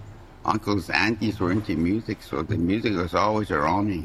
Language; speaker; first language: English; native; English